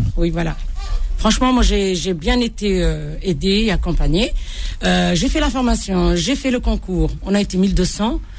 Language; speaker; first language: French; non-native, local second language; Arabic